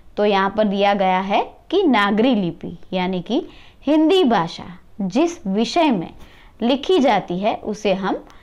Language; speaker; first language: Hindi; non-native, local second language; Gujarati